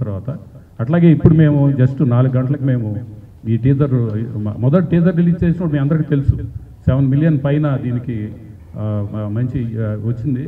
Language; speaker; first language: Telugu; native; Telugu